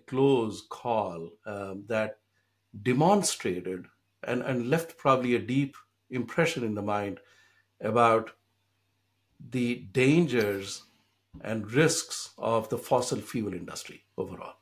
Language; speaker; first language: English; non-native, local second language; Hindi